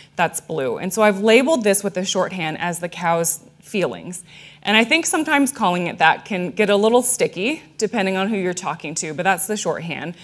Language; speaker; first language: English; native; English